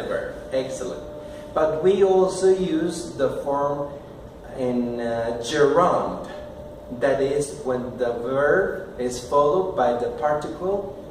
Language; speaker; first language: English; non-native, fluent; Spanish